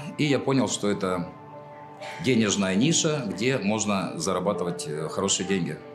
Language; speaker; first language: Russian; native; Russian